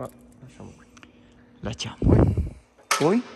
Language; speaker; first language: Italian; non-native, learner; Spanish